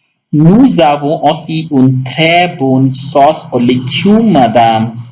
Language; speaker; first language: French; non-native, local second language; Hindi